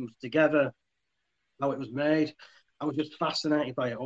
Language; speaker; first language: English; native; English